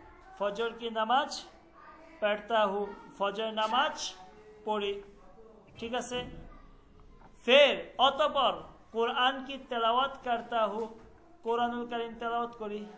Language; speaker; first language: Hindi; non-native, fluent; Bangla